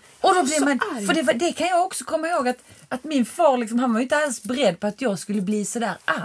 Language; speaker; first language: Swedish; native; Swedish